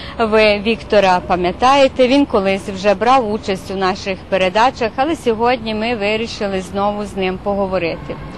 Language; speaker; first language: Ukrainian; early bilingual, heritage; Ukrainian